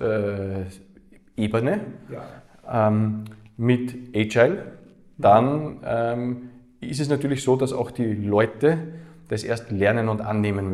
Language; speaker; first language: German; native; German